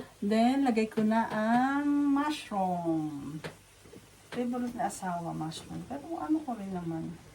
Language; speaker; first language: Filipino; non-native, local second language; Waray